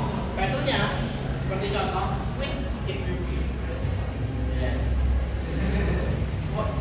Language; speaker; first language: English; non-native, learner; Indonesian